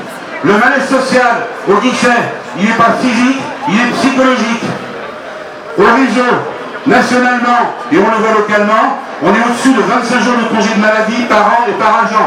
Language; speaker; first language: French; native; French